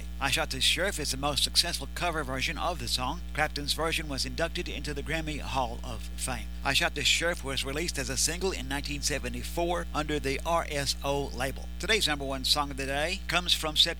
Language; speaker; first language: English; native; English